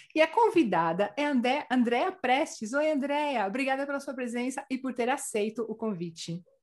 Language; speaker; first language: Portuguese; native; Portuguese